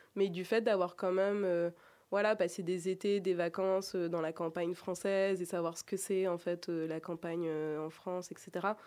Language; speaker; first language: French; native; French